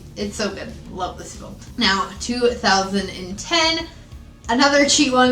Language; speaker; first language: English; native; English